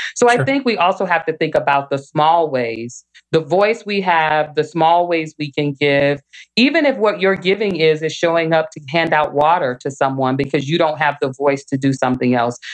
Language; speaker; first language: English; native; English